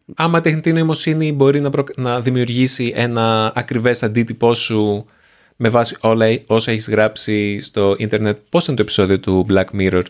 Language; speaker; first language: Greek; native; Greek